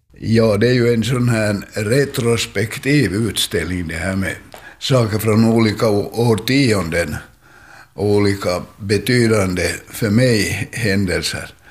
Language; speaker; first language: Swedish; native; Swedish